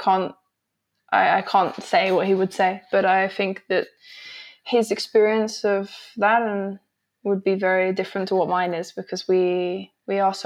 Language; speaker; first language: English; native; English